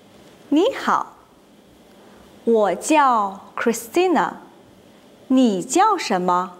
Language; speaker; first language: Chinese; non-native, learner; English